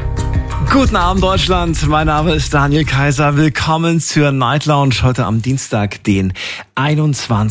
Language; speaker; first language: German; native; German